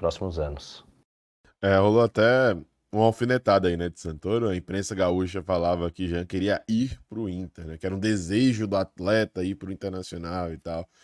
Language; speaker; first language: Portuguese; native; Portuguese